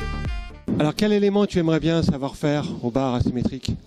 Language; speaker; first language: French; native; French